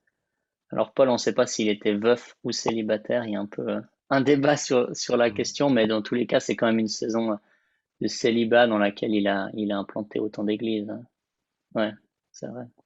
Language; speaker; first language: French; native; French